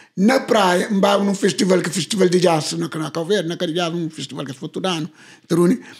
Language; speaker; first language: Portuguese; non-native, local second language; Kabuverdianu